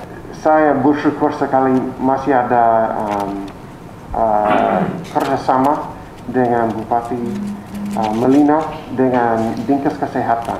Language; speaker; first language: Indonesian; non-native, learner; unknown